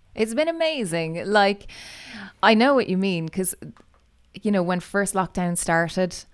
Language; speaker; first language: English; native; English